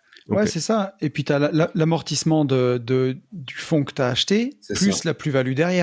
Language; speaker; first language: French; native; French